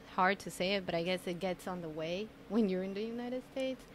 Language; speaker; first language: English; non-native, fluent; Spanish